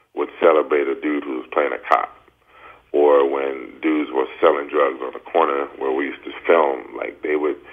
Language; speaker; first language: English; native; English